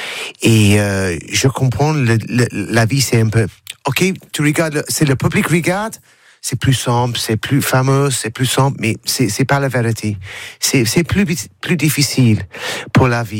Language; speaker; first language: French; non-native, learner; English